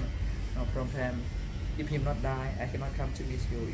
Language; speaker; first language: English; non-native, learner; Thai